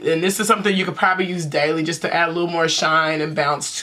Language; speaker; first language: English; native; English